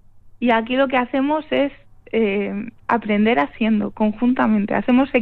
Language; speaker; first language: Spanish; native; Spanish